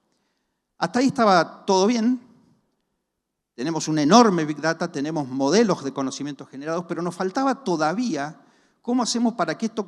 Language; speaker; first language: Spanish; native; Spanish